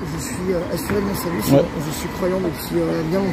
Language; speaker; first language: French; native; French